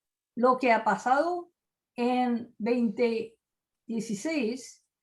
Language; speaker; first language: Spanish; non-native, fluent; French